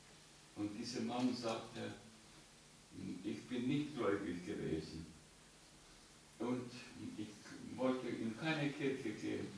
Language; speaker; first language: German; non-native, learner; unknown